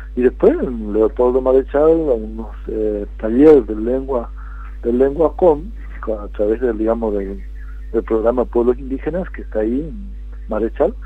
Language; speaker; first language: Spanish; non-native, local second language; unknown